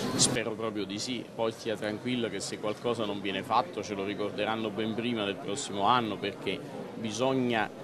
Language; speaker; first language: Italian; native; Italian